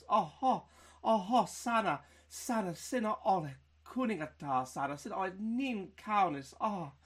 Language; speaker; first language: Finnish; non-native, learner; English